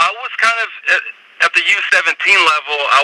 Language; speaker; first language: English; native; English